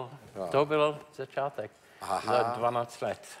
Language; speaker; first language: Czech; non-native, learner; English